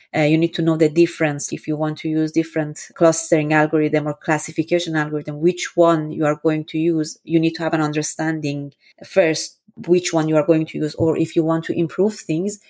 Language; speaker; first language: English; non-native, fluent; Persian